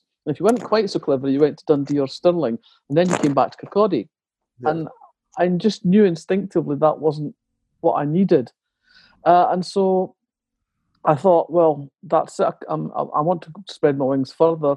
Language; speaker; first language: English; native; English